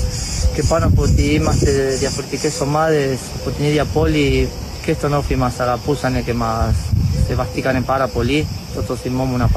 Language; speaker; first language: Greek; non-native, fluent; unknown